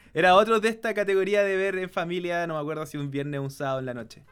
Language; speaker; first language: Spanish; native; Spanish